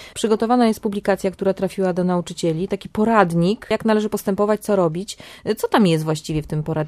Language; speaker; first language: Polish; native; Polish